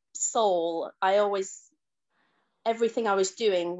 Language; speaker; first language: English; native; English